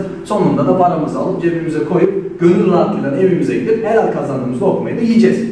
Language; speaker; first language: Turkish; native; Turkish